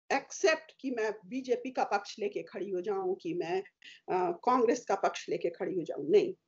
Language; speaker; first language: Hindi; native; Hindi